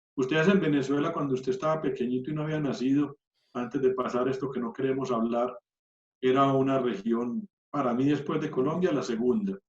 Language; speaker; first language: Spanish; native; Spanish